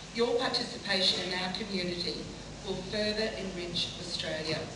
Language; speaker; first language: English; native; English